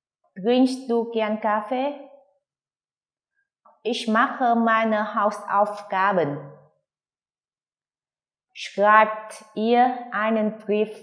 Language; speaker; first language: German; non-native, fluent; Vietnamese